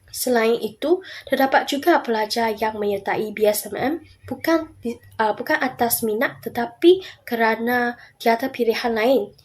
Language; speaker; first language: Malay; non-native, local second language; Chinese